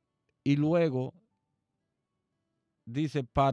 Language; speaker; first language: Spanish; native; Spanish